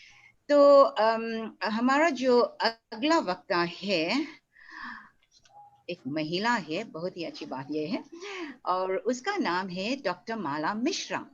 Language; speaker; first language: Hindi; early bilingual, heritage; Hindi